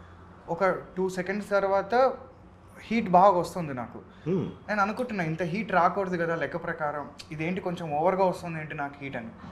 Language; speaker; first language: Telugu; native; Telugu